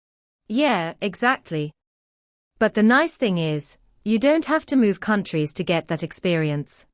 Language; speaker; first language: English; native; English